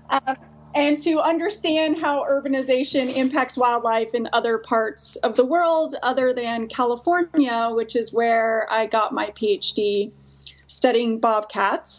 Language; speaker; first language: English; native; English